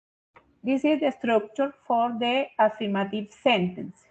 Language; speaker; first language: English; non-native, fluent; Spanish